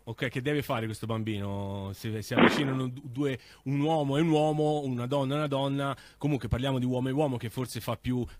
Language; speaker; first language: Italian; native; Italian